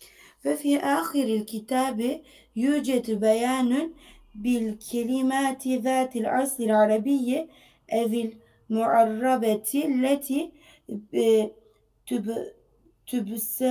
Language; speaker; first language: Arabic; non-native, learner; Turkish